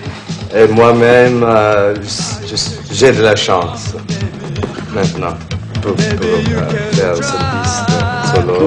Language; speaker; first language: French; non-native, learner; English